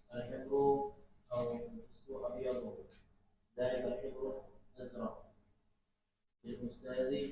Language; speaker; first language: Arabic; non-native, learner; Indonesian